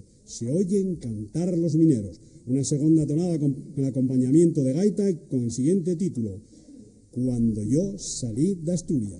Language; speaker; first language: Spanish; native; Spanish